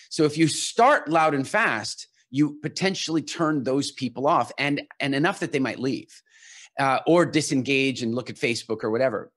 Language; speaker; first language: English; native; English